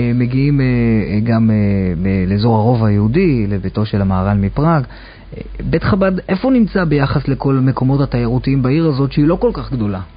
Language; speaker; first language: Hebrew; native; Hebrew